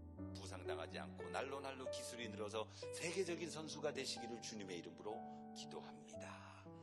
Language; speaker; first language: Korean; native; Korean